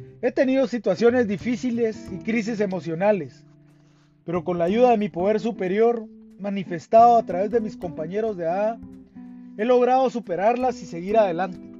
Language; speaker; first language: Spanish; native; Spanish